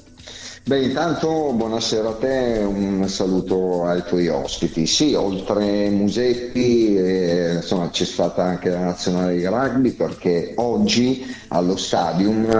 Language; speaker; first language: Italian; native; Italian